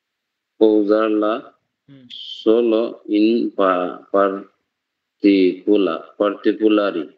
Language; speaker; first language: Italian; non-native, learner; Bangla